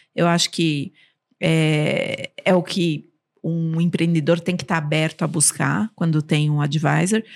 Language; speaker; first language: Portuguese; non-native, local second language; Armenian